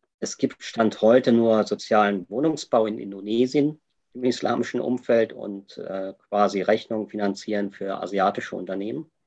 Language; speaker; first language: German; native; German